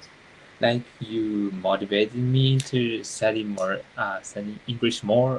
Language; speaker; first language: English; non-native, learner; Japanese